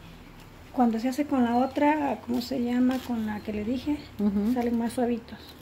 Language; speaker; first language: Spanish; native; Spanish